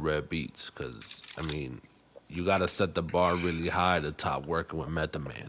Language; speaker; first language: English; non-native, fluent; Spanish